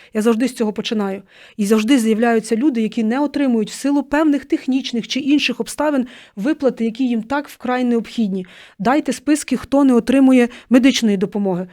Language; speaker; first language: Ukrainian; native; Ukrainian